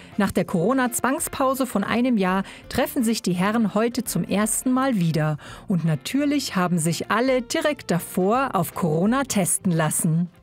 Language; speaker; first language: German; native; German